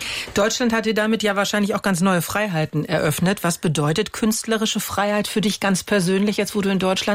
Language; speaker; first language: German; native; German